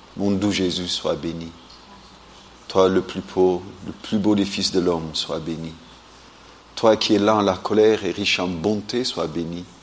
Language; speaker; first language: French; non-native, fluent; Amharic